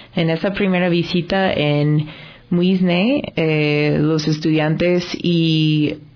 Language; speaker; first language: Spanish; non-native, fluent; English